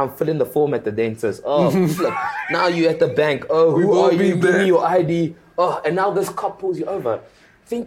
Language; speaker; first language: English; early bilingual, other home language; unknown